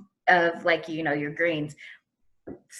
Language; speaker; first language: English; native; English